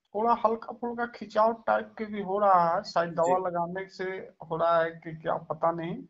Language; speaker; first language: Hindi; native; Hindi